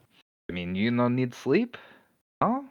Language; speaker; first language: English; native; English